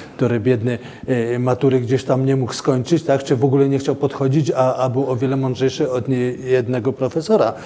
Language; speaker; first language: Polish; native; Polish